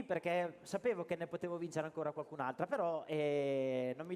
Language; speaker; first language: Italian; native; Italian